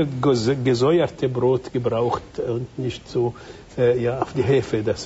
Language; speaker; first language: German; non-native, fluent; Arabic